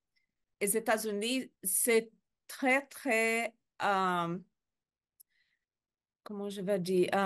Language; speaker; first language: French; non-native, learner; Portuguese